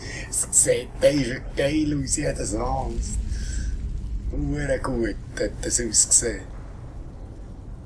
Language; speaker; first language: German; native; German